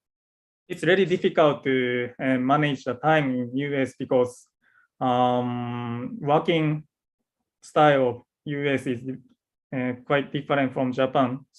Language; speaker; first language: English; non-native, learner; Japanese